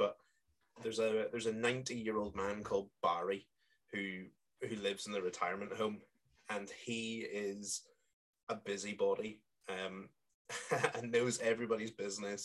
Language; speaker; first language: English; native; English